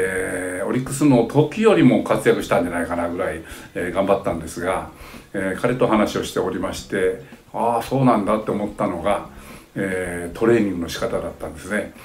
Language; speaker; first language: Japanese; native; Japanese